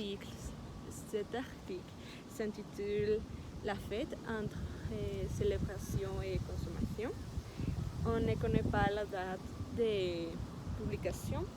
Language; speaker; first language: French; non-native, learner; Spanish